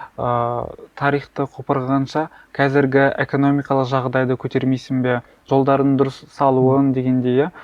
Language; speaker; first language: Kazakh; native; Kazakh